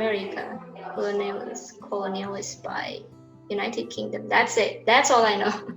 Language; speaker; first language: English; non-native, learner; Indonesian